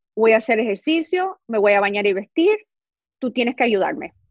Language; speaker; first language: Spanish; early bilingual, heritage; Spanish